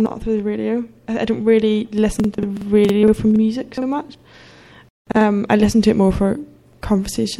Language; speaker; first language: English; native; English